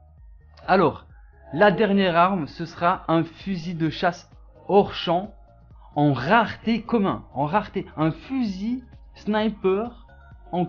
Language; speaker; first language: French; native; French